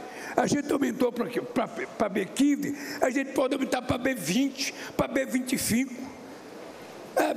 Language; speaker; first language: Portuguese; native; Portuguese